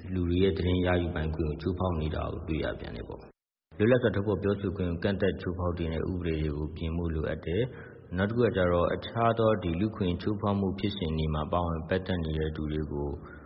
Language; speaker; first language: Burmese; native; Burmese